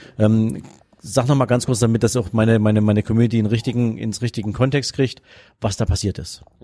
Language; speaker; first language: German; native; German